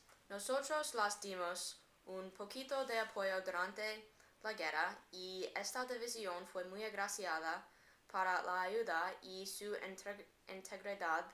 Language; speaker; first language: Spanish; non-native, learner; English